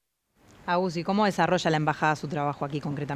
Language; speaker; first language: Spanish; native; Spanish